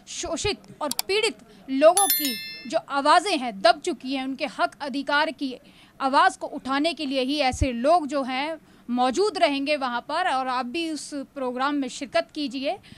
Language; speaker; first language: Hindi; native; Hindi